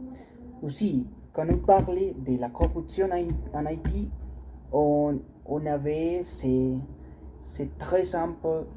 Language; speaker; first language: French; non-native, learner; Spanish